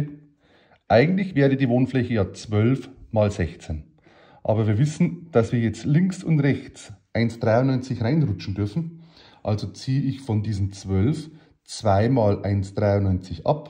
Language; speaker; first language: German; native; German